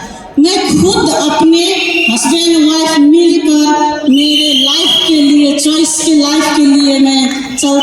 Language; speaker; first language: Hindi; non-native, learner; Nepali